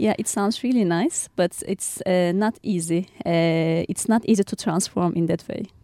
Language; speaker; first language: English; non-native, fluent; Turkish